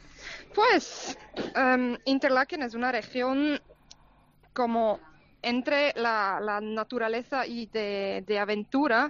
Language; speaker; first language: Spanish; non-native, fluent; German